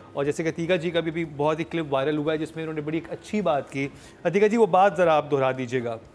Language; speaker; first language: Urdu; native; Urdu